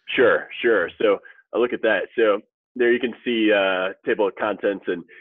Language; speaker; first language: English; native; English